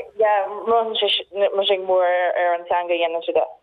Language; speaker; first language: Irish; non-native, local second language; English